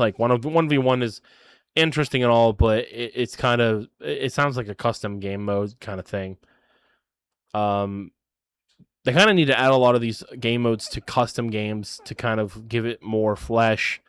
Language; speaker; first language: English; native; English